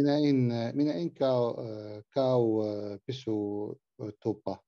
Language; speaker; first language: Finnish; non-native, learner; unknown